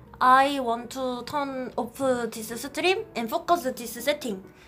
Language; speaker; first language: English; non-native, learner; Korean